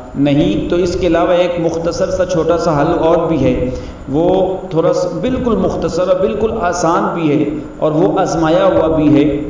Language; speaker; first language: Urdu; non-native, local second language; Punjabi